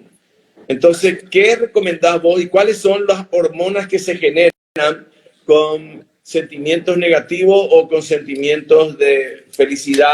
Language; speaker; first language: Spanish; native; Spanish